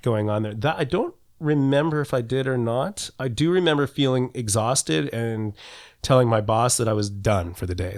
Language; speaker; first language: English; native; English